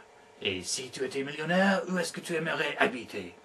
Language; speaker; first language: French; non-native, fluent; English